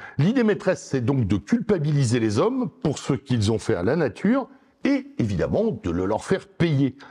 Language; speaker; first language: French; native; French